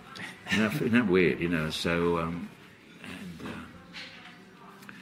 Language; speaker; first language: English; native; English